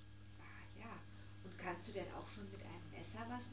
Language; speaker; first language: German; native; German